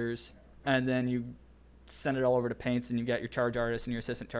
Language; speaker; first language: English; native; English